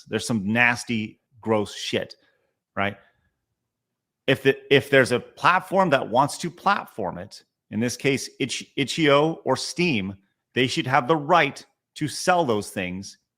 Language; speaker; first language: English; native; English